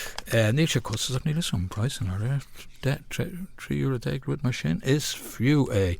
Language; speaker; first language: Irish; non-native, local second language; English